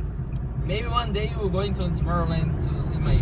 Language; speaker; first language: English; non-native, learner; Portuguese